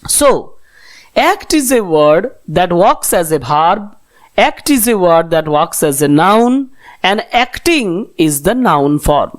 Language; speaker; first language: English; non-native, local second language; Bangla